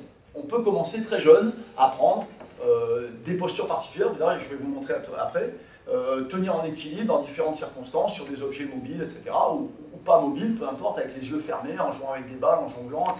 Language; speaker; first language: French; native; French